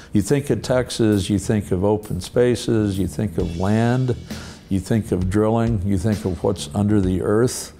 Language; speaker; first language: English; native; English